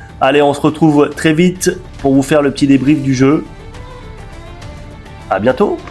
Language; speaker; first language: French; native; French